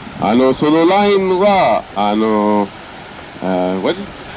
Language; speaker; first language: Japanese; non-native, fluent; French